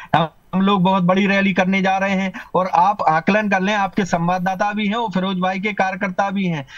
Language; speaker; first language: Hindi; native; Hindi